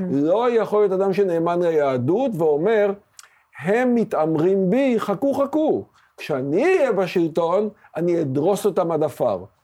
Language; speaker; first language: Hebrew; native; Hebrew